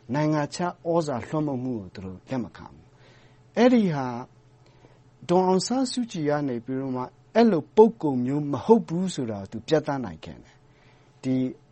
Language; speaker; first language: Burmese; non-native, local second language; Hakha Chin